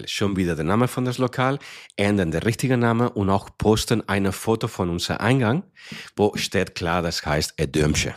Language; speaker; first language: German; non-native, fluent; Spanish